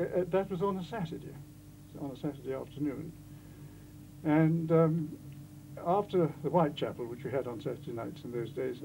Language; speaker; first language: English; native; English